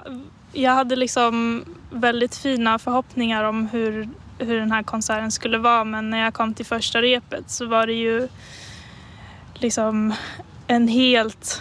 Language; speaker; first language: Swedish; native; Swedish